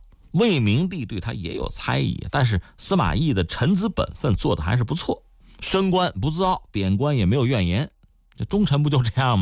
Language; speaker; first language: Chinese; native; Chinese